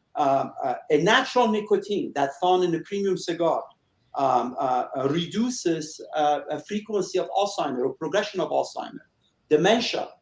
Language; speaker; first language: English; early bilingual, other home language; Persian